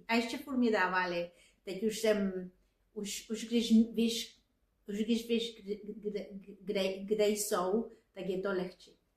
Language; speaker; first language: Czech; non-native, fluent; Spanish